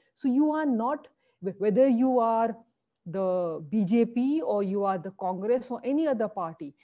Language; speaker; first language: English; non-native, local second language; Hindi